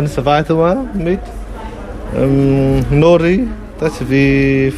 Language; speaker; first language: German; non-native, learner; Vietnamese